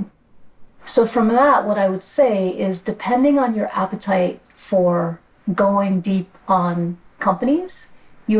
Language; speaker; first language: English; native; English